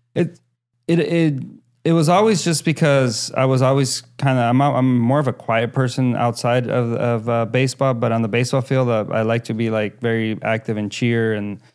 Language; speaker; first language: English; early bilingual, other home language; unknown